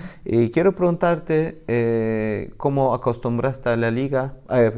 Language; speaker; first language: Spanish; non-native, learner; Turkish